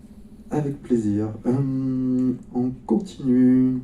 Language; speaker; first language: French; native; French